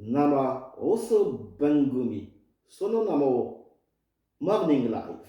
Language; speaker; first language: Japanese; non-native, fluent; French